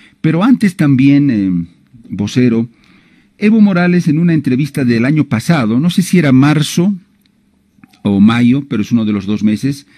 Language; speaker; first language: Spanish; native; Spanish